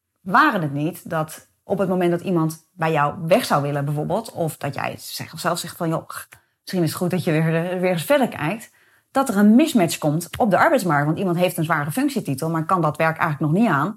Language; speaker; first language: Dutch; native; Dutch